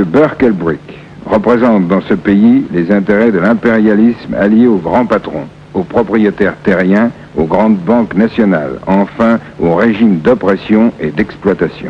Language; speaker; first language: French; native; French